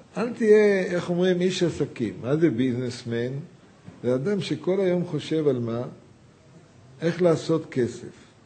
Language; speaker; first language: Hebrew; native; Hebrew